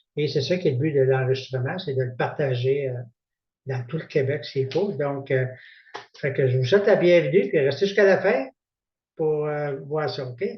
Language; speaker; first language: French; native; French